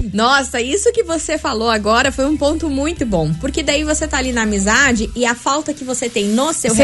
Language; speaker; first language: Portuguese; native; Portuguese